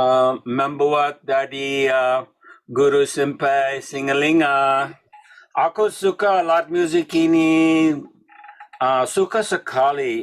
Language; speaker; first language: Indonesian; non-native, learner; English